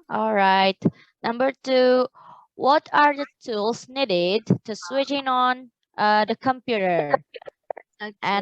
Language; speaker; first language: English; non-native, fluent; Indonesian